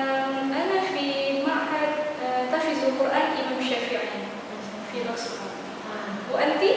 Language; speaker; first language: Arabic; non-native, learner; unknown